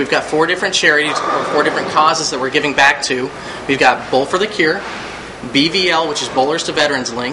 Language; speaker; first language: English; native; English